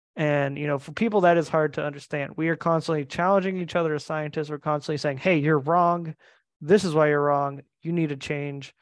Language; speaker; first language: English; native; English